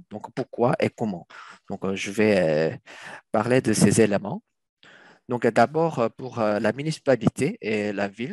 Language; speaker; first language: French; non-native, fluent; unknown